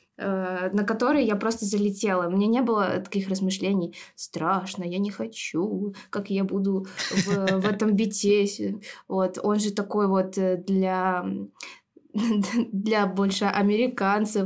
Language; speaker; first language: Russian; native; Russian